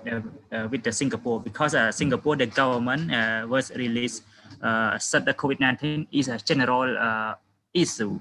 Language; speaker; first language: English; non-native, fluent; Khmer